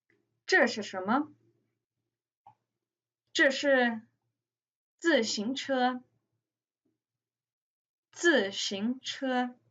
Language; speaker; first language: Chinese; non-native, fluent; English